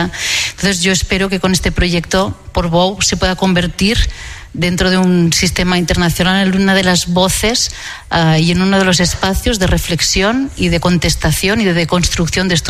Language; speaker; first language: Spanish; non-native, local second language; Catalan